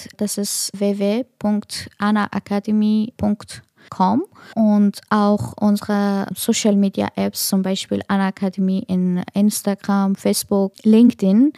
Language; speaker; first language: German; non-native, learner; Persian